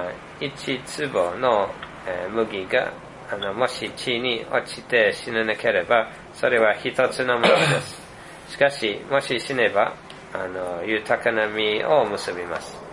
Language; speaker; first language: Japanese; non-native, fluent; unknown